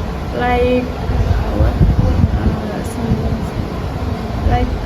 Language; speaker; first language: English; non-native, learner; Indonesian